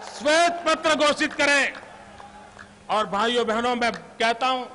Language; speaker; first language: Hindi; non-native, local second language; Gujarati